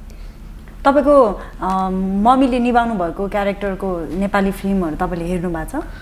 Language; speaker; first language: Nepali; native; Nepali